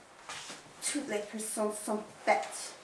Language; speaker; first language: French; non-native, learner; English